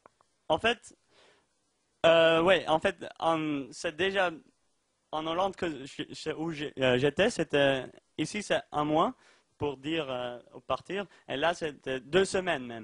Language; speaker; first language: French; non-native, learner; Dutch